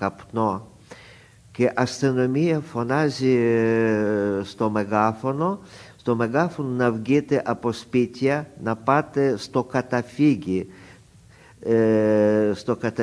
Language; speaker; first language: Greek; non-native, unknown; Russian